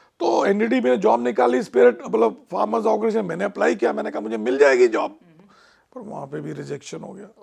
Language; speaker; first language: Hindi; non-native, local second language; Punjabi